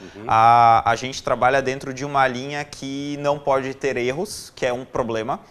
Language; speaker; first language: Portuguese; native; Portuguese